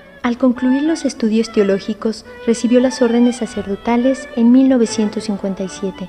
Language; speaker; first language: Spanish; native; Spanish